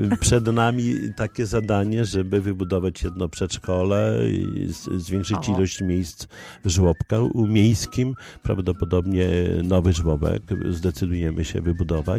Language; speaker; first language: Polish; native; Polish